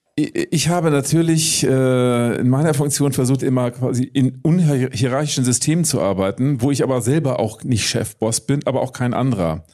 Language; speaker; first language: German; native; German